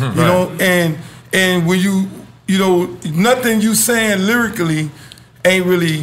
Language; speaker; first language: English; native; English